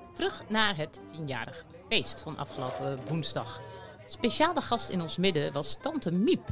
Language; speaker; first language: Dutch; native; Dutch